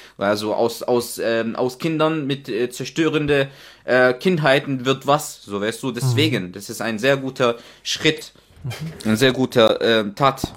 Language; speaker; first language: German; non-native, fluent; Arabic